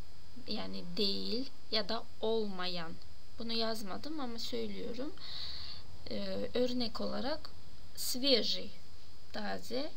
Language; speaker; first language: Turkish; non-native, fluent; Russian